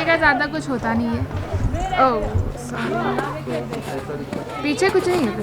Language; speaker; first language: Hindi; non-native, local second language; Marathi